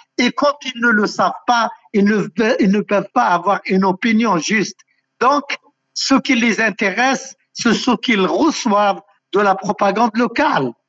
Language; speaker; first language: French; non-native, local second language; Arabic